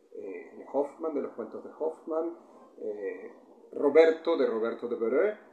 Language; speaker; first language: Spanish; native; Spanish